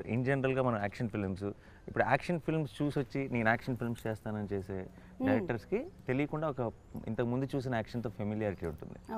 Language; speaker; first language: Telugu; native; Telugu